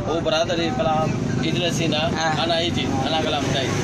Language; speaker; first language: Arabic; non-native, learner; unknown